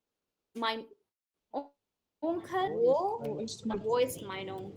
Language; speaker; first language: German; non-native, fluent; Hindi